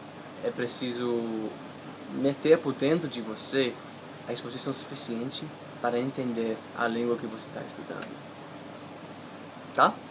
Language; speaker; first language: Portuguese; non-native, fluent; English